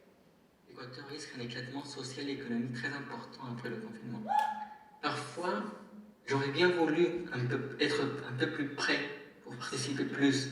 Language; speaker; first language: French; non-native, fluent; Spanish